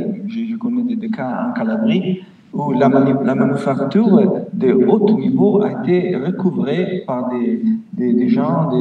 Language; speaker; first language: French; non-native, fluent; Italian